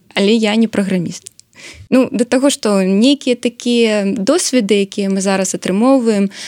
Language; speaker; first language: Belarusian; non-native, local second language; Russian